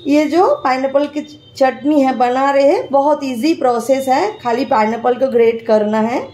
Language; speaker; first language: Hindi; non-native, local second language; Bangla